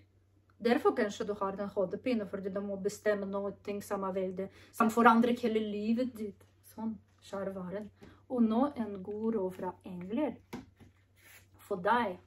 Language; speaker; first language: Norwegian; non-native, learner; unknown